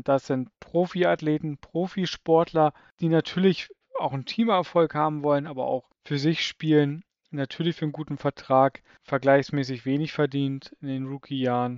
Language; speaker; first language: German; native; German